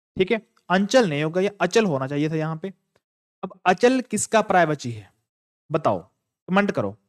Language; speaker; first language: Hindi; native; Hindi